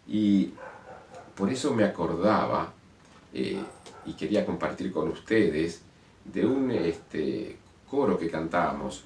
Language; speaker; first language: Spanish; native; Spanish